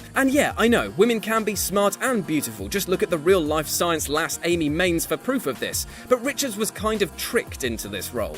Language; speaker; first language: English; native; English